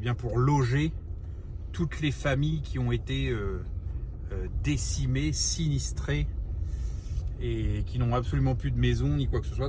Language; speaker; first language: French; native; French